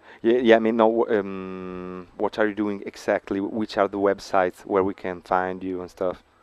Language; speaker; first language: English; non-native, fluent; Italian